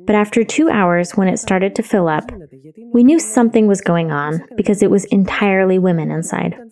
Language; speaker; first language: English; non-native, fluent; Greek